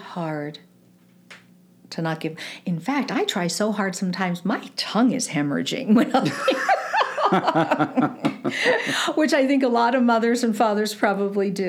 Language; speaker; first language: English; native; English